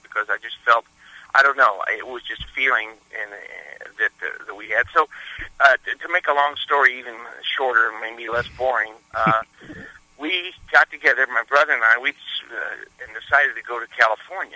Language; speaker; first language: English; native; English